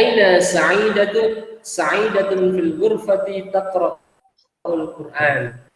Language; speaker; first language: Arabic; non-native, fluent; Indonesian